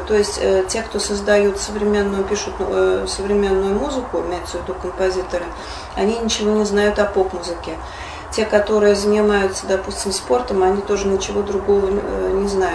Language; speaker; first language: Russian; native; Russian